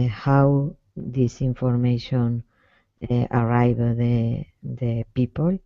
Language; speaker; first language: English; non-native, learner; Spanish